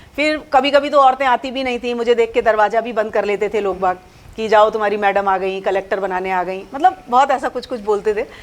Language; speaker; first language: Hindi; native; Hindi